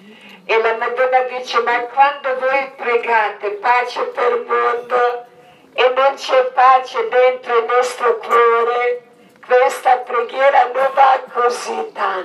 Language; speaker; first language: Italian; non-native, learner; Croatian